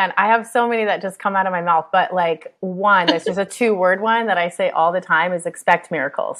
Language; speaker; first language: English; native; English